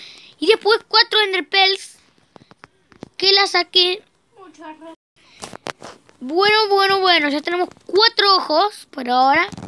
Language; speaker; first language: Spanish; native; Spanish